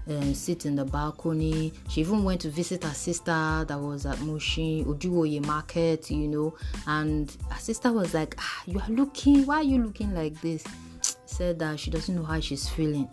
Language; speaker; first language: English; non-native, local second language; Yoruba